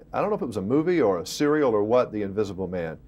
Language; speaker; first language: English; native; English